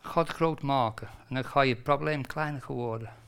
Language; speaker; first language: Dutch; non-native, fluent; English